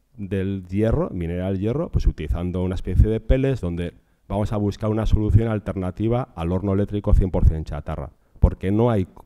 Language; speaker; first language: Spanish; non-native, local second language; Basque